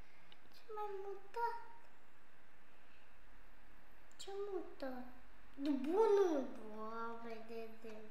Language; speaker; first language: Romanian; non-native, learner; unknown